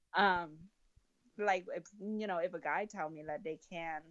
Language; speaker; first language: English; non-native, fluent; Vietnamese